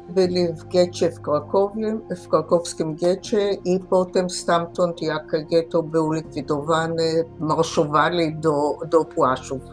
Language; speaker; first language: Polish; early bilingual, heritage; Polish